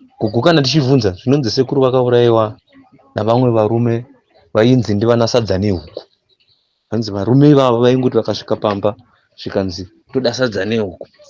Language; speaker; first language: Shona; non-native, local second language; North Ndebele